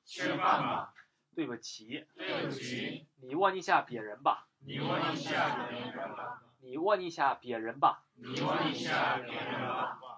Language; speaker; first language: Chinese; non-native, fluent; Korean